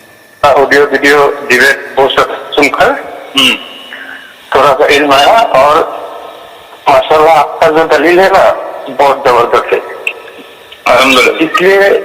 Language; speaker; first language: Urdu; non-native, local second language; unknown